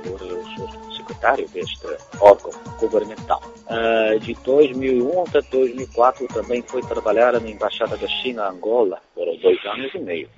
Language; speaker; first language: Portuguese; non-native, fluent; Chinese